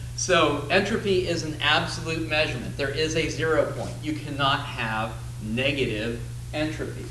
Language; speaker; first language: English; native; English